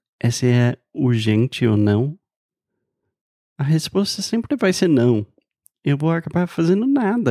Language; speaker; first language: Portuguese; non-native, fluent; English